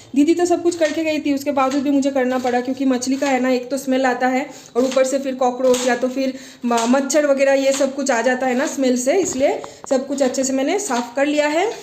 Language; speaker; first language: Hindi; non-native, local second language; Bangla